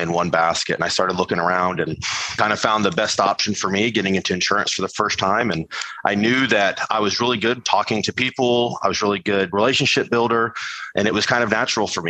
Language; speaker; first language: English; native; English